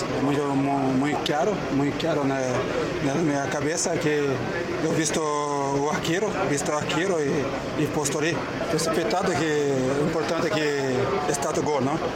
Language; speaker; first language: Italian; non-native, learner; Portuguese